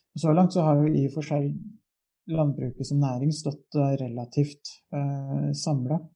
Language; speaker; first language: Norwegian; native; Norwegian